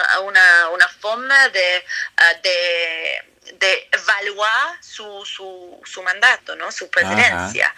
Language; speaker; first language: Spanish; non-native, fluent; English